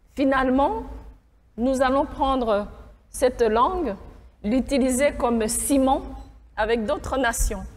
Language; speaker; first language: French; non-native, local second language; Kinyarwanda